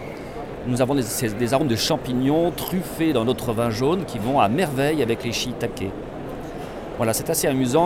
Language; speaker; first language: French; native; French